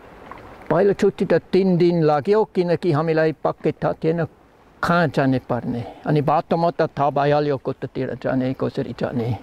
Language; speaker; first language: Nepali; non-native, learner; German